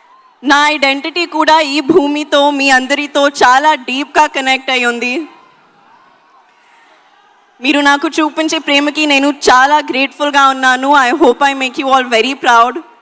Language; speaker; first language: Telugu; non-native, learner; Hindi